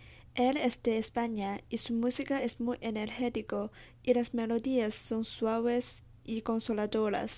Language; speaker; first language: Spanish; non-native, learner; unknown